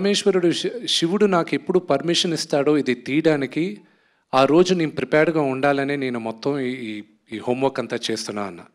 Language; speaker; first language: Telugu; native; Telugu